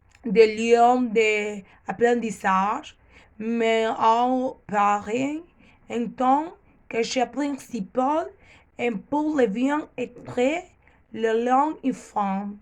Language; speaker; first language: French; non-native, learner; Spanish